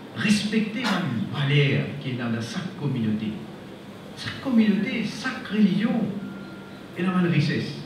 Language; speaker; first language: French; non-native, local second language; Morisyen